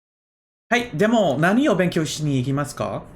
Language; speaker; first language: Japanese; non-native, learner; English